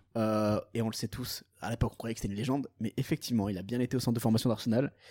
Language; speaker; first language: French; early bilingual, other home language; Portuguese